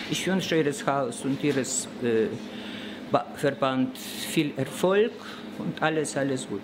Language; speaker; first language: German; non-native, learner; Russian